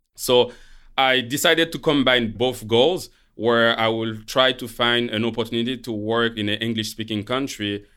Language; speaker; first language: English; non-native, fluent; Haitian Creole